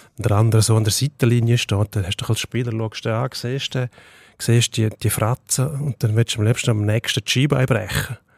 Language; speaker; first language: German; native; German